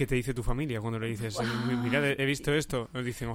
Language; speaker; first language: Spanish; native; Spanish